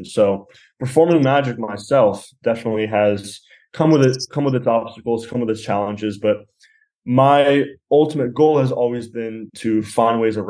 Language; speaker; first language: English; native; English